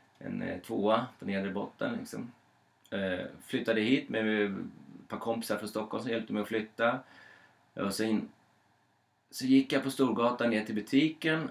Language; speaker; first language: Swedish; native; Swedish